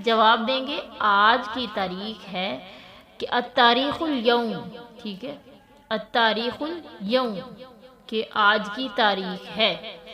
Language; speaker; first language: Urdu; native; Urdu